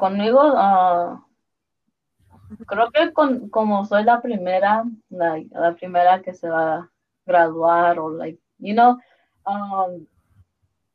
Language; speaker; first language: Spanish; early bilingual, heritage; Spanish